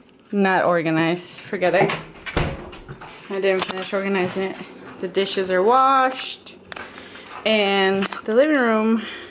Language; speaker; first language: English; early bilingual, other home language; Spanish